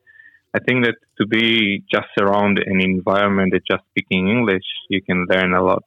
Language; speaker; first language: English; non-native, learner; Hebrew